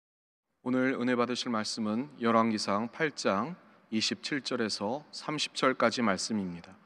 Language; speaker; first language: Korean; native; Korean